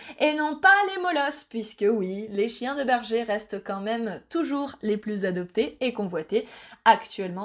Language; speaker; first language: French; native; French